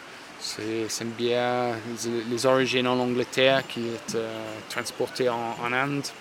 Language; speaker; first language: French; non-native, fluent; English